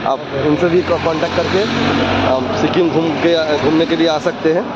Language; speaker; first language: Hindi; non-native, local second language; Bangla